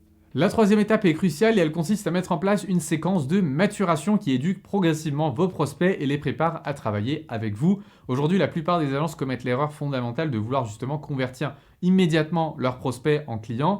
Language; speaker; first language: French; native; French